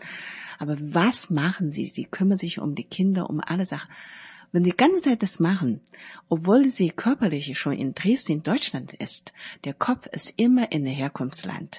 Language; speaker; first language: German; non-native, learner; Chinese